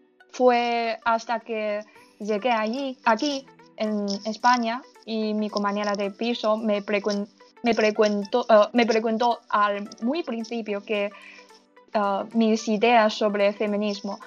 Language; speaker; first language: Spanish; non-native, learner; Chinese